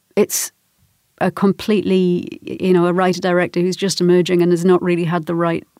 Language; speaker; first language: English; native; English